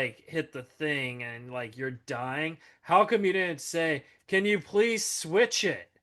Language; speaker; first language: English; native; English